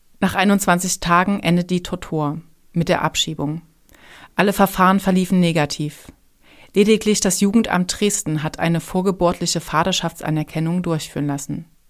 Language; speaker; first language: German; native; German